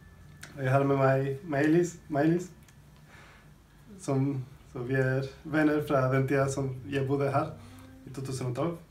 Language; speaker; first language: Norwegian; non-native, fluent; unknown